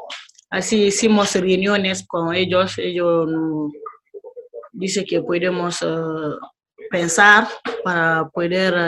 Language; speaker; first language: Spanish; non-native, learner; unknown